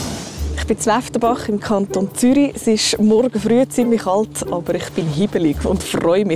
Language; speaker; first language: German; native; German